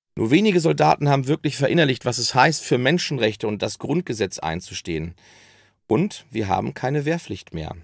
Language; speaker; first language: German; native; German